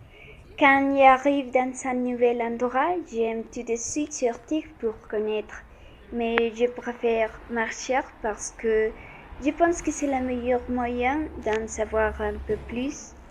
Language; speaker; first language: French; non-native, learner; Spanish